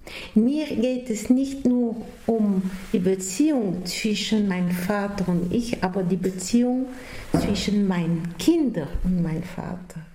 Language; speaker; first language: German; non-native, local second language; Italian